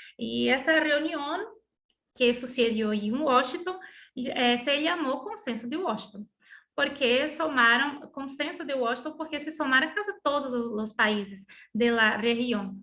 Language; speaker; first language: Spanish; non-native, learner; Portuguese